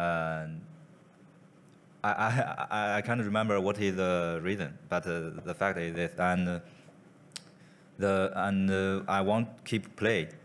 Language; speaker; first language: English; non-native, learner; Chinese